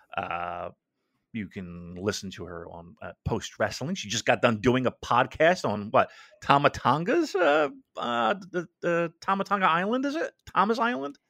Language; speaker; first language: English; native; English